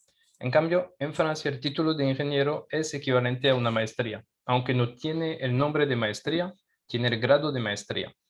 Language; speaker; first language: Spanish; non-native, fluent; French